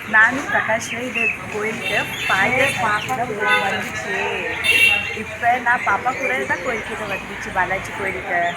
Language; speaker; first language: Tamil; non-native, learner; Marathi